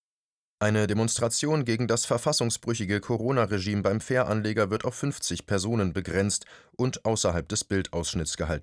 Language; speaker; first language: German; native; German